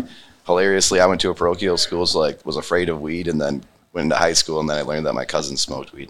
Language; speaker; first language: English; native; English